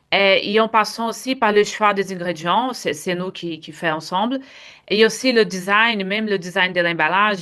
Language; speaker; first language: French; non-native, fluent; Portuguese